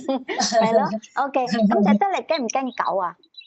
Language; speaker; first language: Cantonese; native; Cantonese